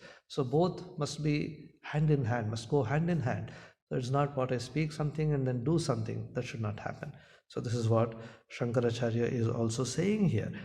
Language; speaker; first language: English; non-native, local second language; Hindi